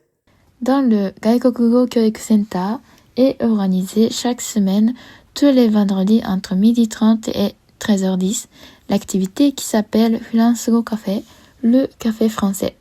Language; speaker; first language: French; non-native, learner; Japanese